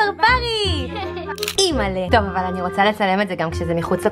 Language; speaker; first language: Hebrew; native; Hebrew